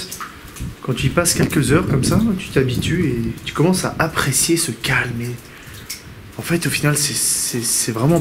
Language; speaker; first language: French; native; French